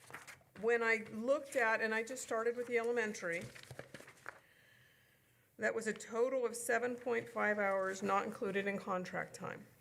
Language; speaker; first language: English; native; English